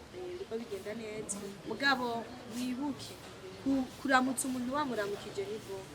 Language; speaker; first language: Rundi; native; Rundi